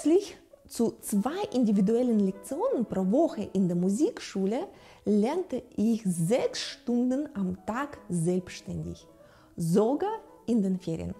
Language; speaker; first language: German; non-native, fluent; Russian